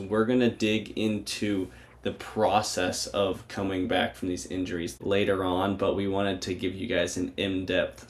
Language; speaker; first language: English; native; English